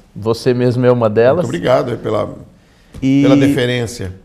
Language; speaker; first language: Portuguese; native; Portuguese